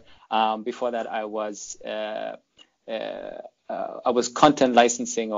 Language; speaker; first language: English; non-native, fluent; German